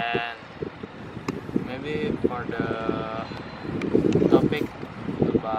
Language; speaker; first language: English; non-native, learner; Indonesian